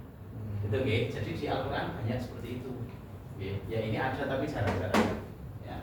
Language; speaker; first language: Indonesian; native; Indonesian